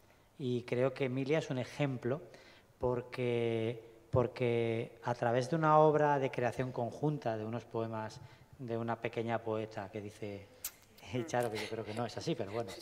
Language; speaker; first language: Spanish; native; Spanish